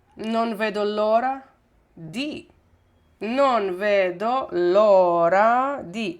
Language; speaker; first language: Italian; non-native, fluent; Ukrainian